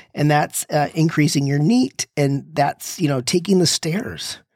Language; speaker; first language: English; native; English